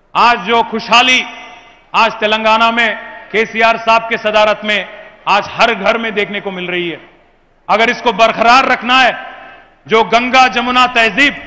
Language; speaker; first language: Hindi; non-native, local second language; Telugu